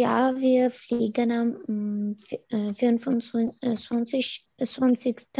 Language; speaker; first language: German; non-native, learner; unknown